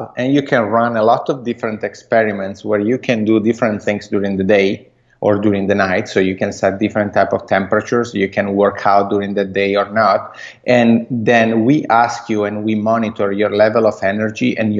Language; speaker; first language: English; non-native, fluent; Italian